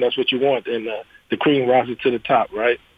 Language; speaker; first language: English; native; English